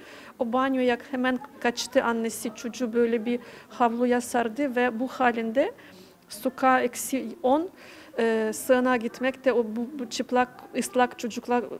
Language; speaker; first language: Turkish; non-native, fluent; Ukrainian